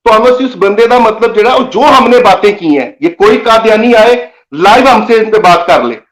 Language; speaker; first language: Urdu; non-native, local second language; Punjabi